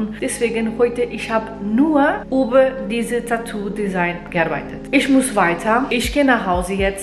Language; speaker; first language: German; non-native, fluent; Portuguese